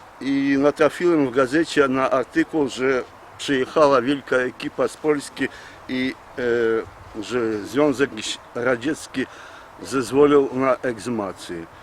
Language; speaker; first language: Polish; early bilingual, heritage; Polish